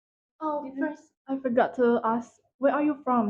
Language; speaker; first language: English; non-native, learner; Indonesian